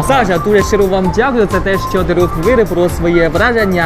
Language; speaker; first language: Ukrainian; non-native, learner; Chinese